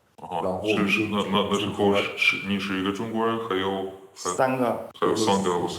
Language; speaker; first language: Chinese; non-native, fluent; Ukrainian